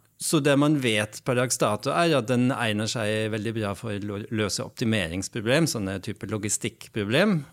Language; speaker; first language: Norwegian; non-native, fluent; Dutch